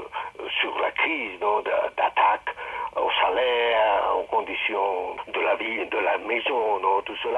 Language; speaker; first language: French; non-native, fluent; Spanish